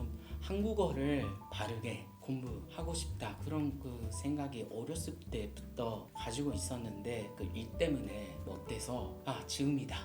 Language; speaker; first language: Korean; non-native, learner; Japanese